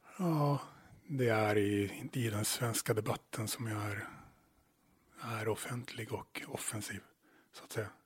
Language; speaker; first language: Swedish; native; Swedish